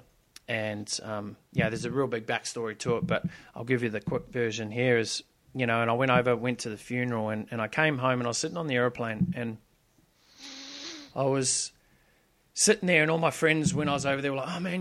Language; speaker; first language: English; native; English